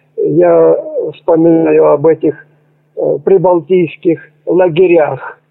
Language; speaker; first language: Russian; native; Russian